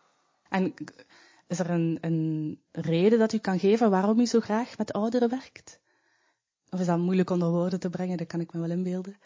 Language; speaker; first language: Dutch; native; Dutch